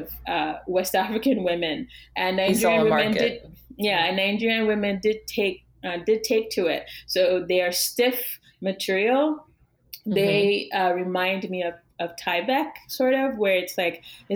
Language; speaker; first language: English; non-native, local second language; Yoruba